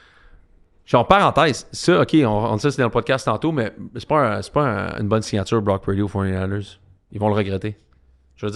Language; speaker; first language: French; native; French